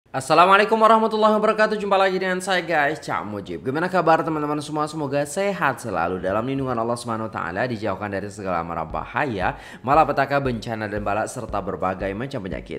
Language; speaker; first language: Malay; non-native, local second language; Javanese